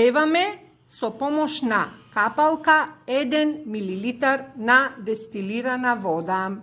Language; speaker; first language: Macedonian; native; Macedonian